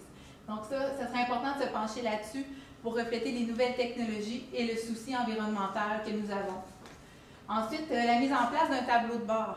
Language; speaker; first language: French; native; French